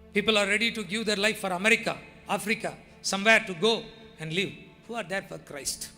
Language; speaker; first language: English; non-native, local second language; Telugu